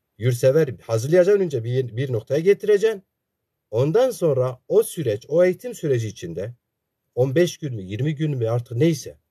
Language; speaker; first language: Turkish; non-native, local second language; Zaza